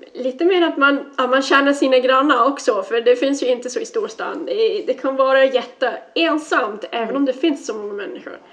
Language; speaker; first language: Swedish; non-native, fluent; Dutch